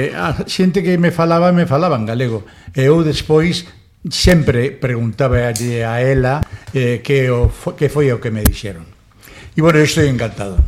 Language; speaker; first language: Galician; non-native, local second language; Spanish